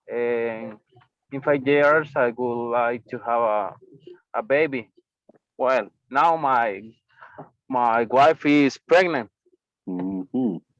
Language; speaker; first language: English; non-native, learner; Spanish